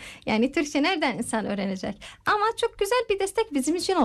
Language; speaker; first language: Turkish; non-native, learner; Arabic